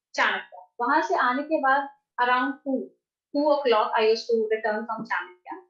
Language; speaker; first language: Hindi; native; Hindi